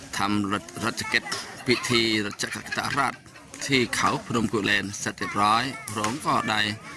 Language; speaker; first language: Thai; non-native, local second language; Khmer